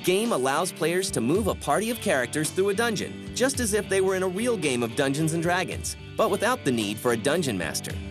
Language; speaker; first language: English; native; English